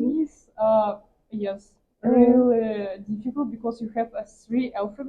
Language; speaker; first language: English; non-native, fluent; Russian